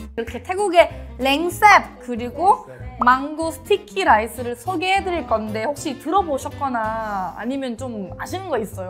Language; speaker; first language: Korean; non-native, fluent; Thai